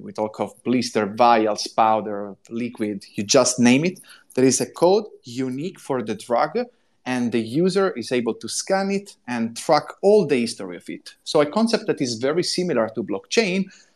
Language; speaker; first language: English; non-native, fluent; Italian